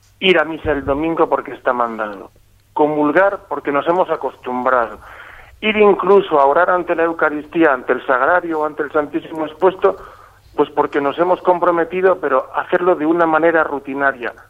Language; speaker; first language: Spanish; native; Spanish